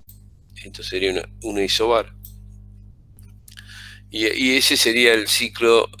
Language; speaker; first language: Spanish; native; Spanish